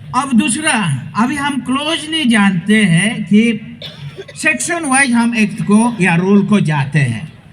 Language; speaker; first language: Hindi; non-native, local second language; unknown